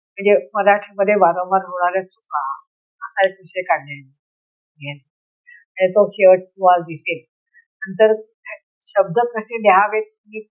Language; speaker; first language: Marathi; native; Marathi